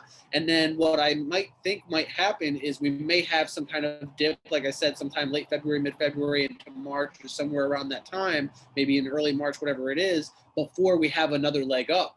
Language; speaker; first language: English; native; English